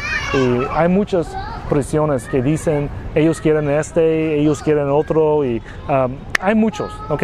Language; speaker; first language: Spanish; non-native, learner; Vietnamese